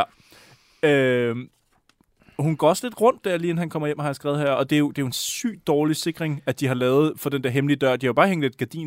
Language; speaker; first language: Danish; native; Danish